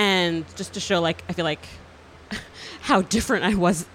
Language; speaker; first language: English; native; English